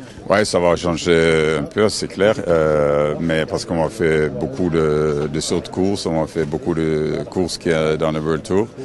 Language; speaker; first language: French; non-native, fluent; Norwegian